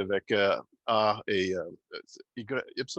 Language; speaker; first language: French; non-native, fluent; English